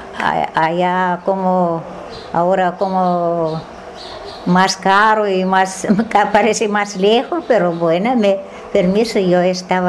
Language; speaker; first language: Spanish; non-native, learner; Russian